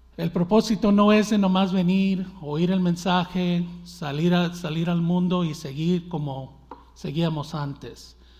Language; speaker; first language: Spanish; early bilingual, heritage; Spanish